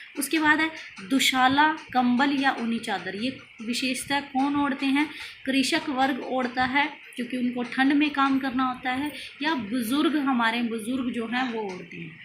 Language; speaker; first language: Hindi; native; Hindi